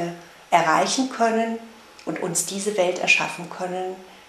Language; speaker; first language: German; native; German